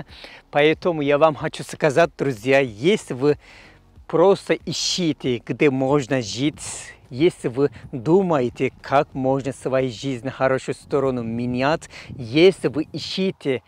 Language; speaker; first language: Russian; non-native, fluent; Turkish